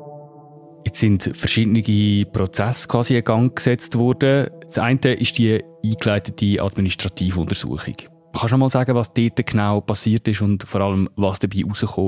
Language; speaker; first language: German; native; German